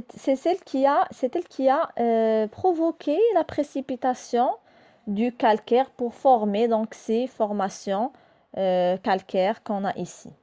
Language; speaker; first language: French; non-native, local second language; Arabic